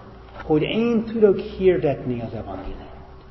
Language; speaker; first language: Hungarian; non-native, fluent; English